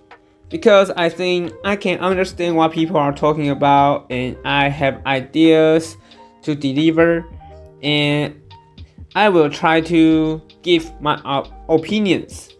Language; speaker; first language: English; non-native, fluent; Chinese